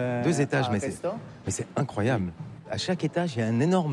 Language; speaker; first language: French; native; French